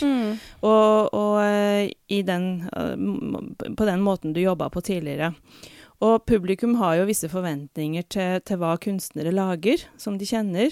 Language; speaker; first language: Norwegian; native; Norwegian